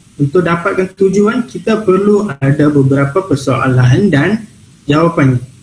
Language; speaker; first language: Malay; non-native, local second language; Tamil